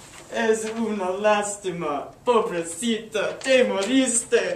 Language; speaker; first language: Spanish; non-native, learner; English